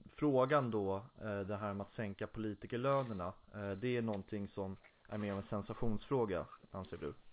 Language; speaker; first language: Swedish; native; Swedish